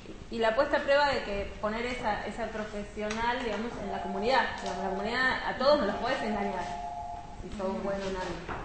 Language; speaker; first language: Spanish; native; Spanish